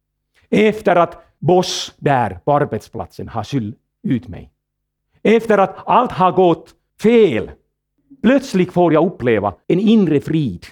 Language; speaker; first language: Swedish; non-native, fluent; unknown